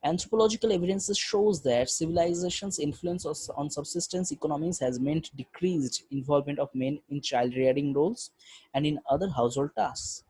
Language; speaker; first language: English; non-native, local second language; Bangla